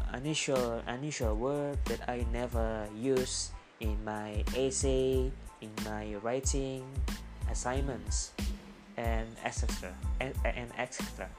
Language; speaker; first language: English; non-native, learner; Indonesian